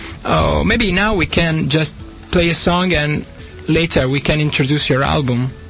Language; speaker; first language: English; non-native, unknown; Italian